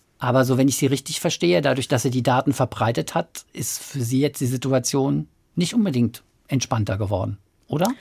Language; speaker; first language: German; native; German